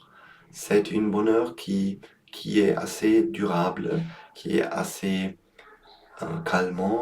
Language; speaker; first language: French; non-native, learner; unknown